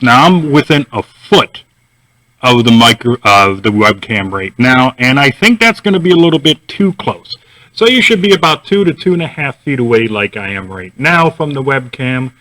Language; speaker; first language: English; native; English